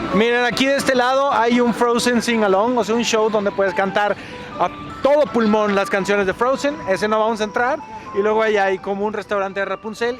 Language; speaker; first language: Spanish; native; Spanish